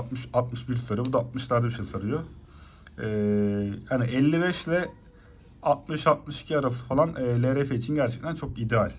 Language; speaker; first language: Turkish; native; Turkish